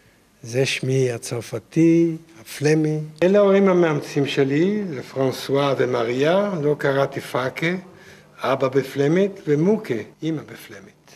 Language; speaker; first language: Hebrew; non-native, fluent; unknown